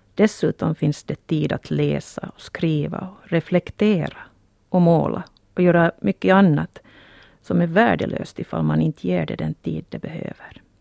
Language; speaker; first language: Swedish; native; Swedish